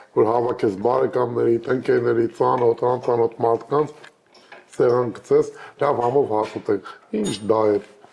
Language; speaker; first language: Armenian; native; Armenian